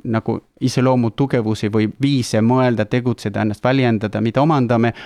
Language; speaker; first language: Estonian; non-native, fluent; Spanish